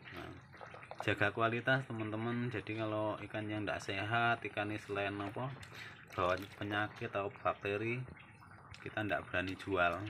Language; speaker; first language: Indonesian; non-native, local second language; Javanese